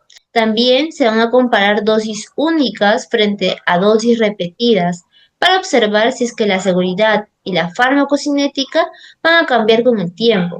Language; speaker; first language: Spanish; native; Spanish